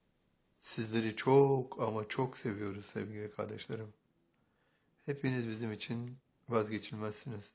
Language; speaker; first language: Turkish; native; Turkish